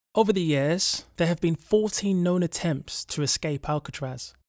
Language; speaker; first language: English; native; English